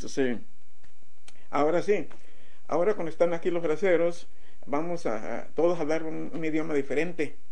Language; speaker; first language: Spanish; early bilingual, heritage; Spanish